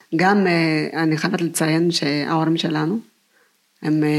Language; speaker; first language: Hebrew; non-native, fluent; Amharic